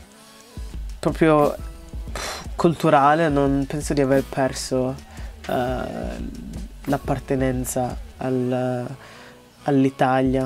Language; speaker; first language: Italian; early bilingual, other home language; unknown